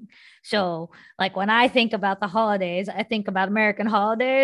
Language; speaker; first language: English; native; English